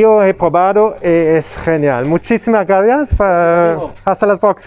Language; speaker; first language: Spanish; non-native, learner; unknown